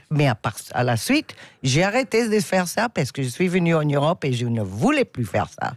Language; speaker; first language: French; non-native, fluent; English